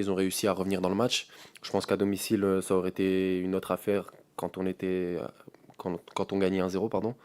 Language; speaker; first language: French; native; French